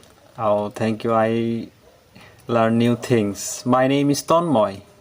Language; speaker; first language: English; non-native, learner; Bangla